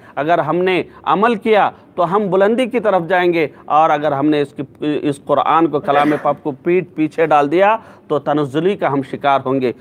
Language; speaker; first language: Urdu; native; Urdu